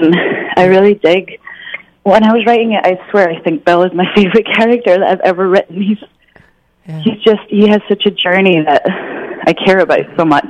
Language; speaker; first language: English; native; English